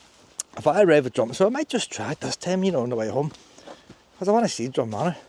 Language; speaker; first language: English; native; English